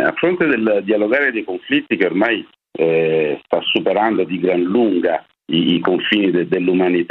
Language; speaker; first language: Italian; native; Italian